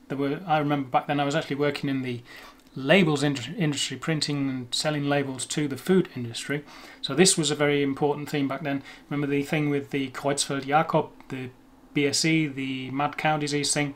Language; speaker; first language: English; native; English